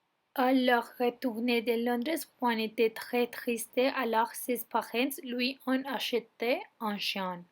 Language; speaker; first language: French; non-native, learner; Spanish